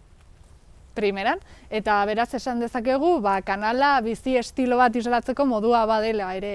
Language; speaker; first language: Basque; native; Basque